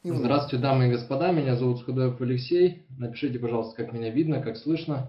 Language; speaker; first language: Russian; native; Russian